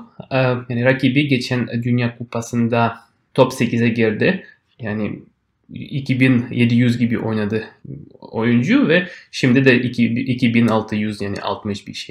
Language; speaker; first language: Turkish; non-native, fluent; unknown